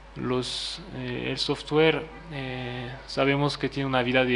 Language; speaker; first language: Spanish; non-native, fluent; French